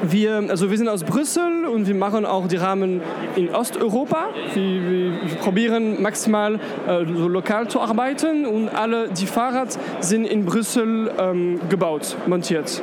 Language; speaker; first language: German; non-native, learner; French